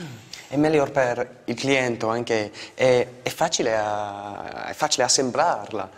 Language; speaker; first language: Italian; non-native, learner; English